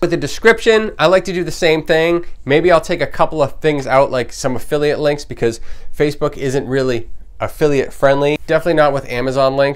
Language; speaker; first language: English; native; English